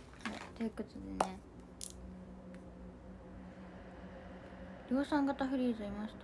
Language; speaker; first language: Japanese; native; Japanese